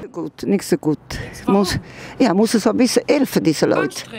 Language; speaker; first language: German; non-native, learner; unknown